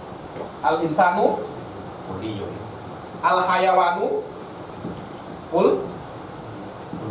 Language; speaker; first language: Arabic; non-native, fluent; Indonesian